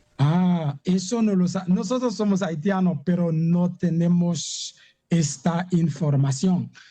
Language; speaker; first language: Spanish; non-native, fluent; Haitian Creole